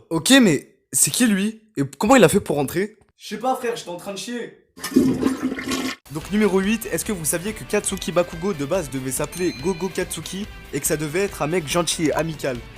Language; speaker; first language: French; native; French